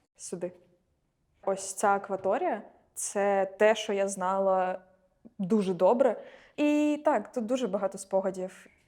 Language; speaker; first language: Ukrainian; non-native, local second language; Russian